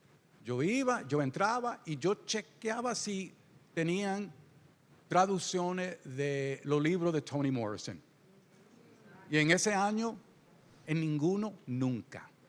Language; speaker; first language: Spanish; early bilingual, heritage; Spanish